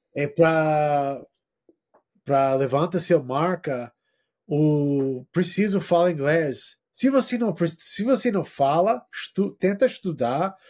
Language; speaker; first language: Portuguese; non-native, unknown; English